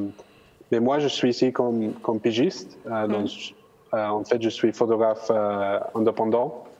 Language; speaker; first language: French; non-native, fluent; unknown